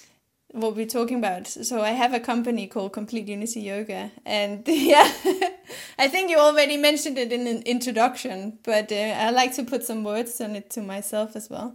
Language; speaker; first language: English; non-native, fluent; Danish